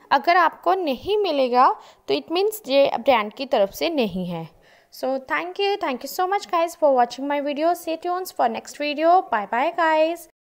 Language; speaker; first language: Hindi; non-native, local second language; Punjabi